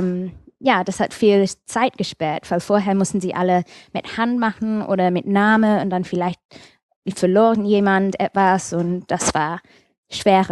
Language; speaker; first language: German; non-native, fluent; English